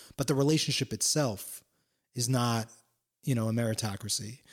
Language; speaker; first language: English; native; English